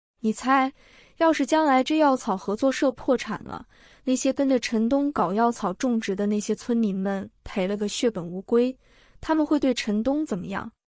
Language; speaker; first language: Chinese; native; Chinese